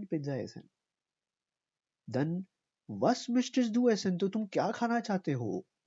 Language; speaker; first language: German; non-native, fluent; Urdu